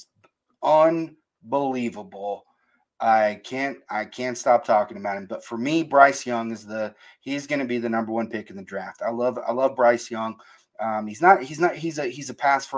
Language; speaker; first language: English; native; English